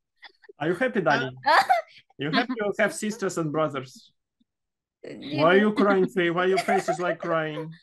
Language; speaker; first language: English; non-native, fluent; Russian